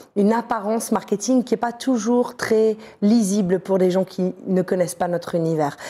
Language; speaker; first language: French; native; French